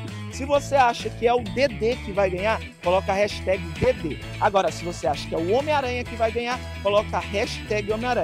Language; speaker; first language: Portuguese; native; Portuguese